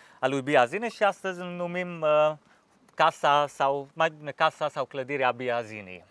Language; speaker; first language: Romanian; non-native, fluent; French